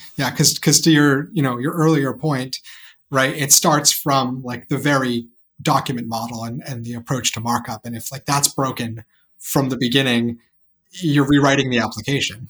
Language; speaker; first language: English; native; English